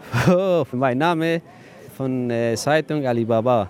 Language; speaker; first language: German; non-native, learner; Persian